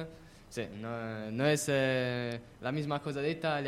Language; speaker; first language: Spanish; non-native, learner; Italian